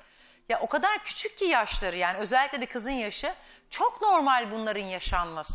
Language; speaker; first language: Turkish; native; Turkish